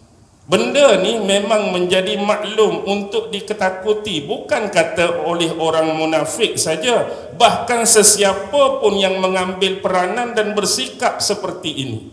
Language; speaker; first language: Malay; native; Malay